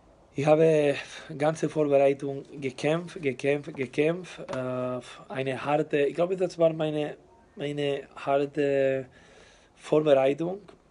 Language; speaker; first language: German; non-native, learner; Spanish